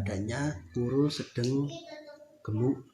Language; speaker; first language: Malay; non-native, local second language; Javanese